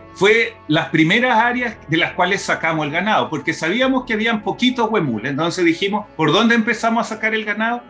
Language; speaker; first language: Spanish; early bilingual, other home language; Portuguese